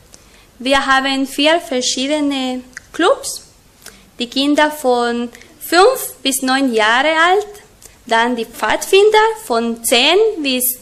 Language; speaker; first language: German; non-native, learner; Spanish